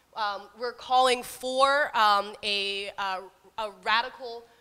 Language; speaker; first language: English; native; English